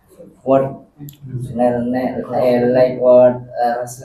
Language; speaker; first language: English; non-native, learner; Indonesian